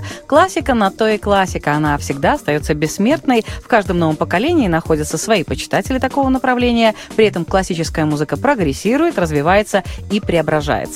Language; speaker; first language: Russian; native; Russian